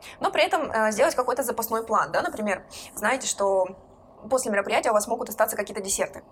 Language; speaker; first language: Russian; native; Russian